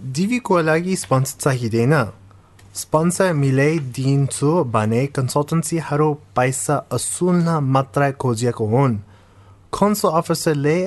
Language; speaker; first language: Nepali; non-native, fluent; English